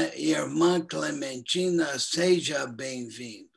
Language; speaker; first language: Portuguese; non-native, fluent; English